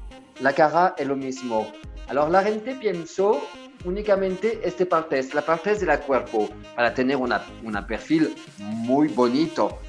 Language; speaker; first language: Spanish; non-native, learner; French